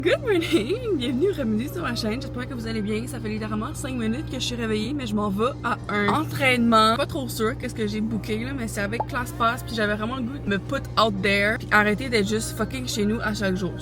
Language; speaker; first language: French; native; French